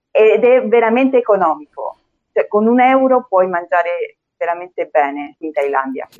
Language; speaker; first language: Italian; early bilingual, other home language; Spanish